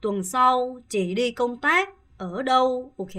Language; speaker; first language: Vietnamese; non-native, fluent; Korean